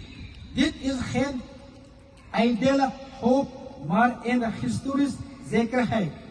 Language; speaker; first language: Dutch; non-native, fluent; Uyghur